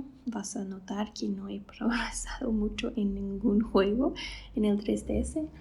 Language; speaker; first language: Spanish; non-native, fluent; English